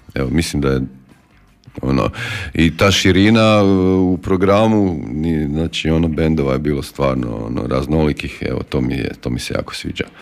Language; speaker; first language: Croatian; native; Croatian